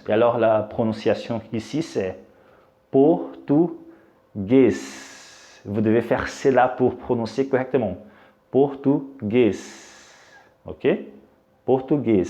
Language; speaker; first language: French; non-native, fluent; Portuguese